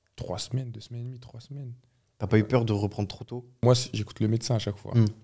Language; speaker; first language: French; native; French